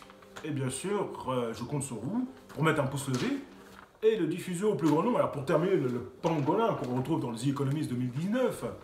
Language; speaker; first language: French; native; French